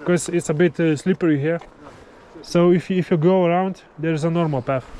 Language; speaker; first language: English; non-native, fluent; Lithuanian